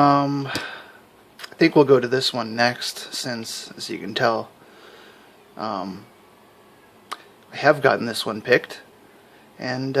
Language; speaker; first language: English; native; English